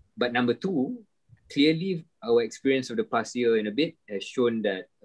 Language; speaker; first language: English; non-native, local second language; Malay